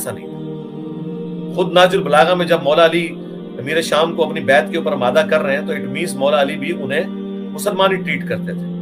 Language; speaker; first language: Urdu; non-native, local second language; Punjabi